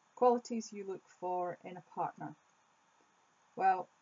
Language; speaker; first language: English; native; English